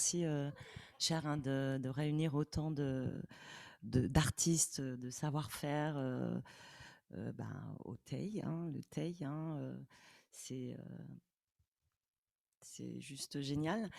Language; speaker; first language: French; native; French